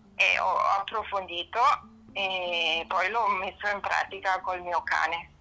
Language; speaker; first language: Italian; non-native, fluent; German